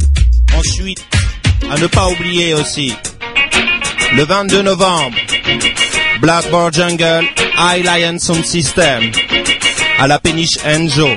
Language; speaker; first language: French; native; French